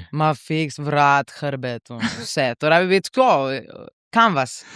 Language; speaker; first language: Slovenian; native; Slovenian